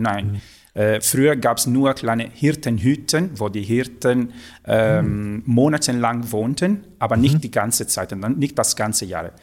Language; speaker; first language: German; non-native, fluent; Italian